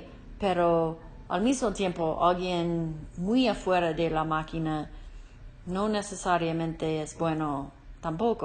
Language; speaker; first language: Spanish; non-native, learner; English